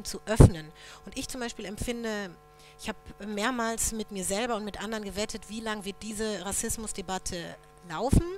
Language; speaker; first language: German; native; German